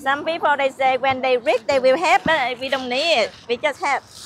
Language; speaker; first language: English; non-native, learner; Vietnamese